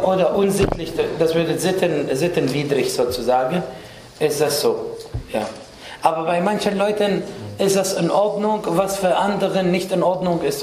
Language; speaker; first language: German; non-native, fluent; Arabic